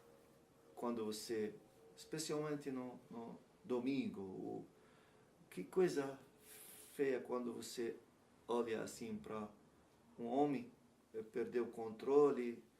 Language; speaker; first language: Portuguese; non-native, learner; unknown